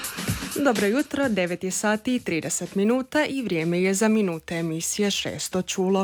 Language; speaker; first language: Croatian; native; Croatian